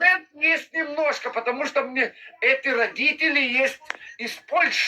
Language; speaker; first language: Russian; non-native, learner; Lithuanian